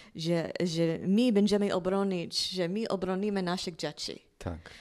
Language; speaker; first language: Polish; non-native, fluent; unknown